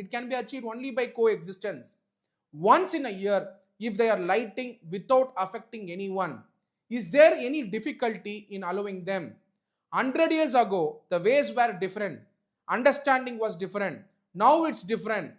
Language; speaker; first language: English; non-native, local second language; Tamil